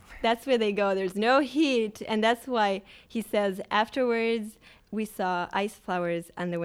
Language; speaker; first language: English; non-native, fluent; Swedish